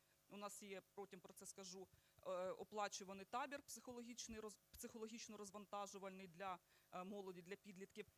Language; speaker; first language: Ukrainian; native; Ukrainian